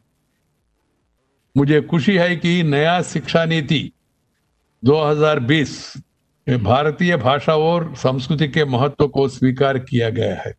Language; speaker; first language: Hindi; non-native, local second language; Telugu